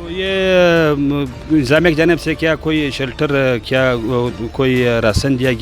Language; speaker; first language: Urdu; non-native, local second language; Pashto